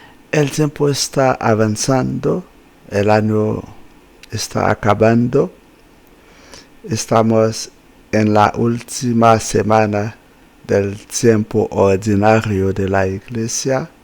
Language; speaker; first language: Spanish; non-native, fluent; Haitian Creole